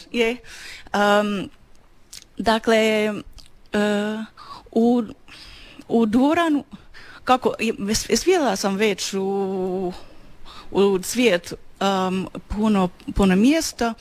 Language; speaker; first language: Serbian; non-native, learner; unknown